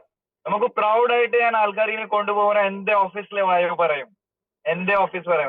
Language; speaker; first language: Malayalam; early bilingual, heritage; Malayalam